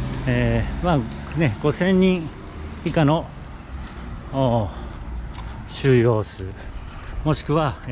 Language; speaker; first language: Japanese; native; Japanese